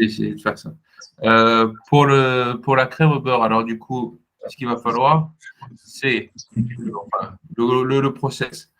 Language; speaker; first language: French; native; French